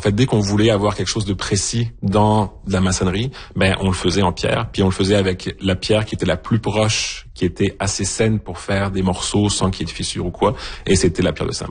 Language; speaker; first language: French; native; French